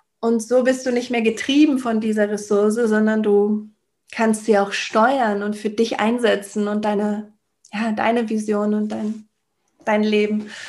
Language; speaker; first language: German; native; German